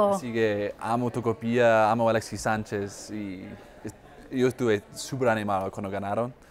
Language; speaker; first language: Spanish; non-native, fluent; English